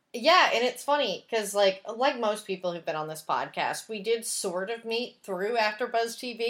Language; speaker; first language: English; native; English